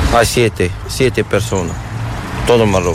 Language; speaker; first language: Spanish; non-native, learner; Arabic